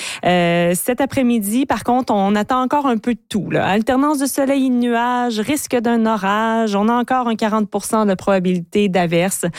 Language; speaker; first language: French; native; French